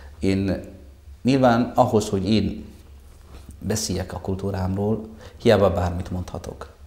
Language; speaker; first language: Hungarian; non-native, fluent; Arabic